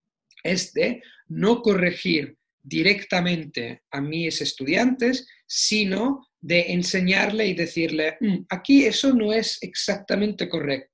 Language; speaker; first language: Spanish; non-native, fluent; Italian